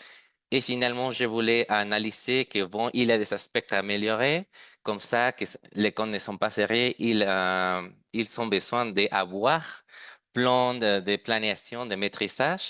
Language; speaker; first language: French; non-native, fluent; Spanish